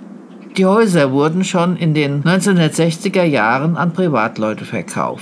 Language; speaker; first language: German; native; German